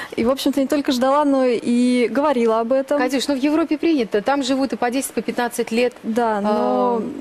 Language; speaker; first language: Russian; native; Russian